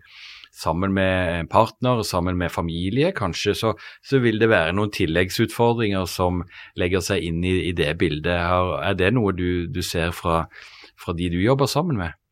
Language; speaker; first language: Norwegian; native; Norwegian